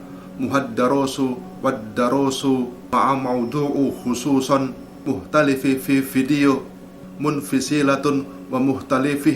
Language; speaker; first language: Arabic; non-native, learner; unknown